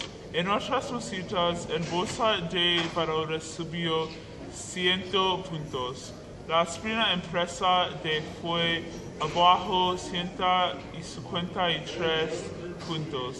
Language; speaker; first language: Spanish; non-native, learner; English